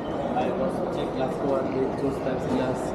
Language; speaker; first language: English; non-native, learner; Bangla